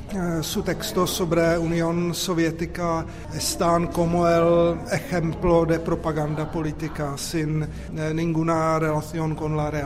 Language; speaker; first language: Spanish; non-native, fluent; Czech